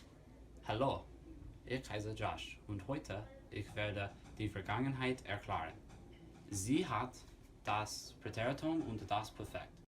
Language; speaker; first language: German; non-native, learner; English